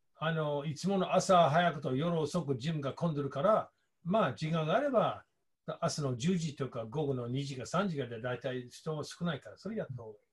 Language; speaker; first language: Japanese; non-native, fluent; English